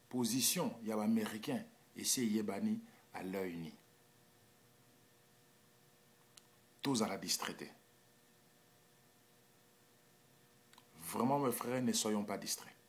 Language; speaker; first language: French; non-native, local second language; Lingala